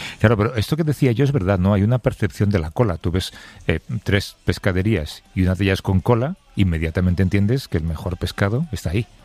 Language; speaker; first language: Spanish; native; Spanish